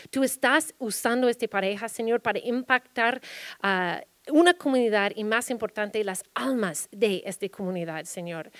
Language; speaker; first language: Spanish; early bilingual, heritage; Spanish